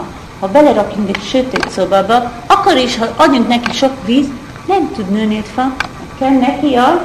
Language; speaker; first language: Hungarian; non-native, learner; Hebrew